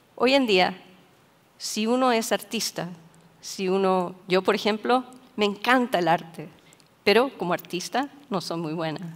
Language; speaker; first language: Spanish; native; Spanish